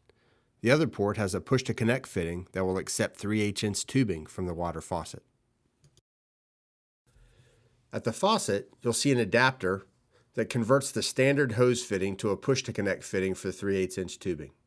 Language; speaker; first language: English; native; English